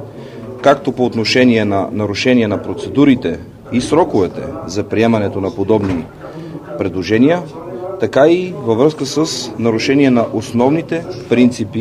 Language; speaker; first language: Bulgarian; native; Bulgarian